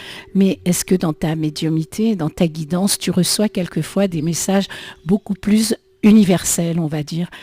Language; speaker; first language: French; native; French